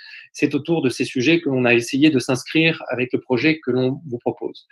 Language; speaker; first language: French; native; French